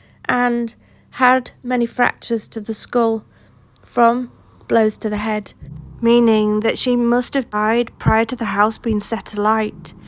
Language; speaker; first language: English; native; English